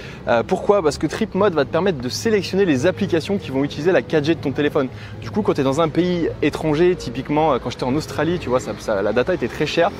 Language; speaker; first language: French; native; French